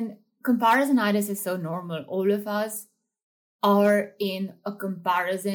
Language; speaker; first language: English; non-native, local second language; Hindi